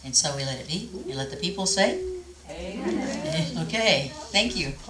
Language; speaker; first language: English; native; English